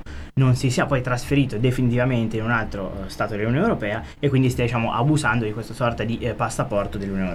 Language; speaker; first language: Italian; native; Italian